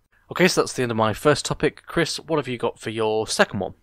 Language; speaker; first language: English; native; English